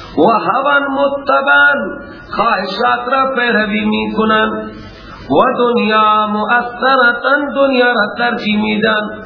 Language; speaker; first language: Persian; non-native, local second language; Baluchi